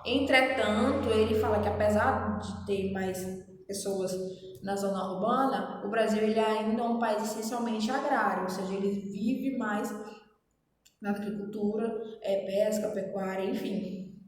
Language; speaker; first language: Portuguese; native; Portuguese